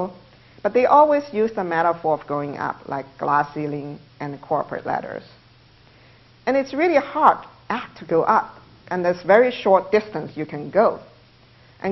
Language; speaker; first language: English; non-native, fluent; Chinese